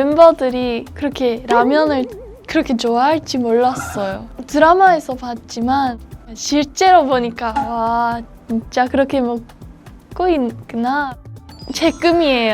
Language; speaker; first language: Korean; non-native, fluent; English